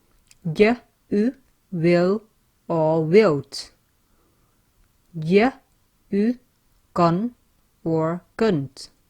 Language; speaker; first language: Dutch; non-native, fluent; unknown